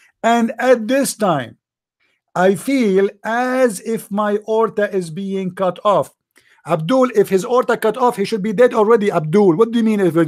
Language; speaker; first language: English; non-native, local second language; Arabic